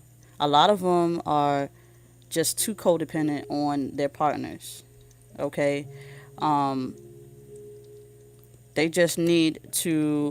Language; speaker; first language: English; native; English